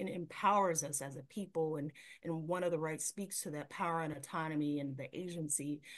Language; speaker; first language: English; native; English